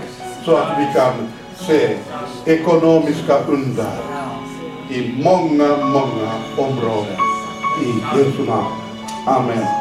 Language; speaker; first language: Swedish; non-native, fluent; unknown